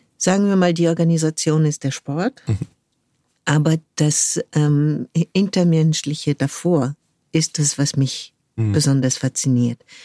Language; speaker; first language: German; non-native, fluent; French